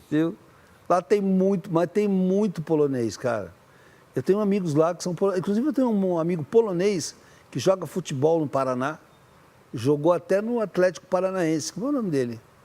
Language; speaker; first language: Portuguese; native; Portuguese